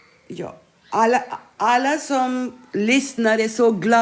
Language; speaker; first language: Swedish; non-native, learner; Urdu